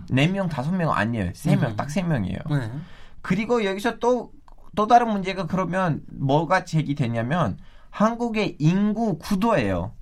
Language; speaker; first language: Korean; non-native, fluent; Turkish